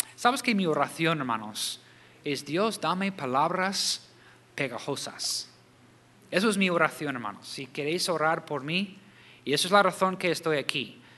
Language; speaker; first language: Spanish; non-native, fluent; English